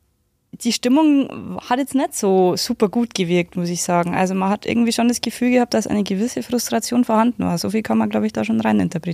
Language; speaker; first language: German; native; German